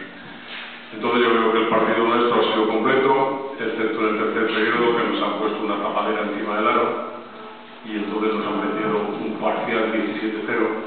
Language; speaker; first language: Spanish; native; Spanish